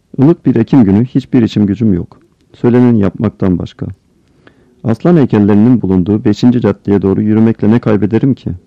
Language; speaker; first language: Turkish; native; Turkish